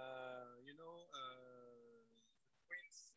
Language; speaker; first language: English; non-native, learner; French